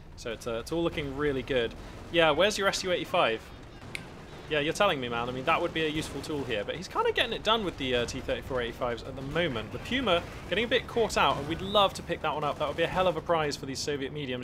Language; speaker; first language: English; native; English